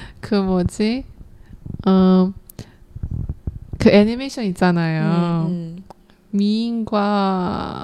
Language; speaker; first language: Korean; non-native, learner; Chinese